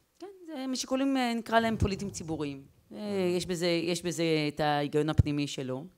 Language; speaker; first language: Hebrew; native; Hebrew